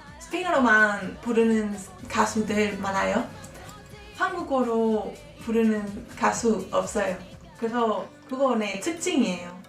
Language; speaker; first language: Korean; non-native, learner; Spanish